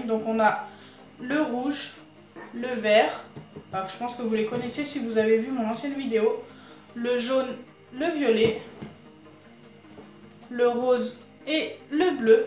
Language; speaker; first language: French; native; French